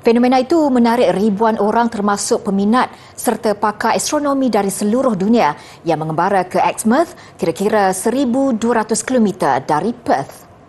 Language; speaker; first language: Malay; native; Malay